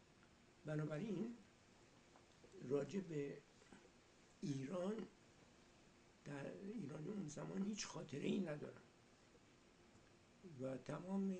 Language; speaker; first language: Persian; early bilingual, heritage; Persian